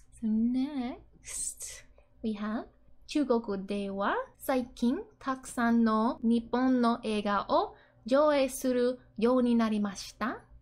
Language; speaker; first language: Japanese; non-native, fluent; English